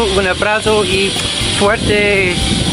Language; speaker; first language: Spanish; non-native, learner; English